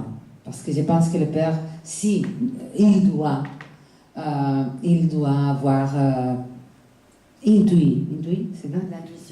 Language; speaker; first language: French; non-native, fluent; Spanish